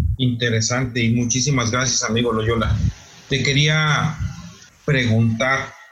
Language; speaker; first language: Portuguese; non-native, learner; Spanish